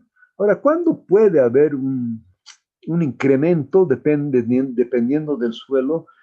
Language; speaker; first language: Spanish; native; Spanish